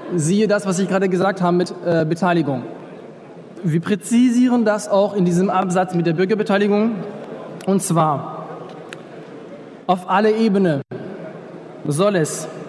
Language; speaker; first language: German; non-native, fluent; French